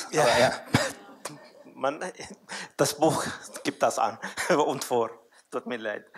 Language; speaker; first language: German; non-native, fluent; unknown